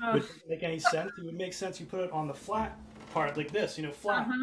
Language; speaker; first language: English; native; English